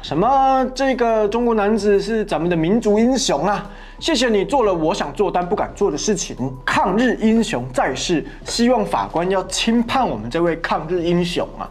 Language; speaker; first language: Chinese; native; Chinese